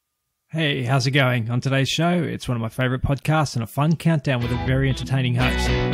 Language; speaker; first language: English; native; English